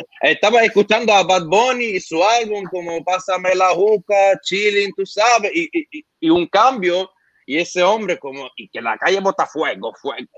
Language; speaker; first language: Spanish; non-native, fluent; Arabic